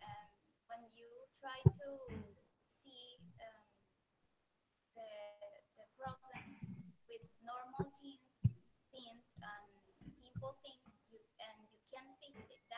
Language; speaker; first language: English; non-native, learner; Spanish